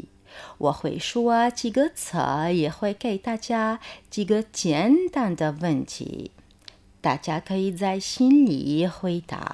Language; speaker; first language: Chinese; non-native, fluent; Arabic